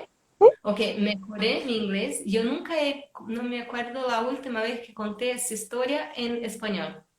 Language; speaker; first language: Spanish; non-native, fluent; Portuguese